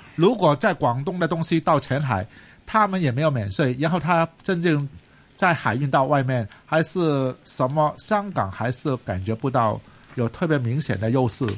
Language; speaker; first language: Chinese; non-native, local second language; Cantonese